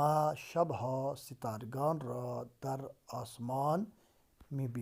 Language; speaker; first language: Persian; non-native, fluent; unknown